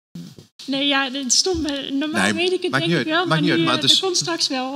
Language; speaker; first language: Dutch; native; Dutch